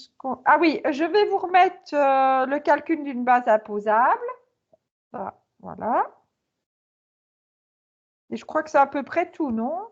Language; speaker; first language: French; native; French